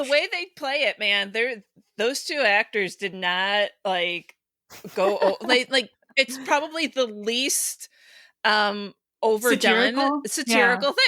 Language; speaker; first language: English; native; English